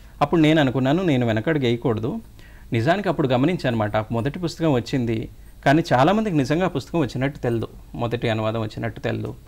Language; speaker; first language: Telugu; native; Telugu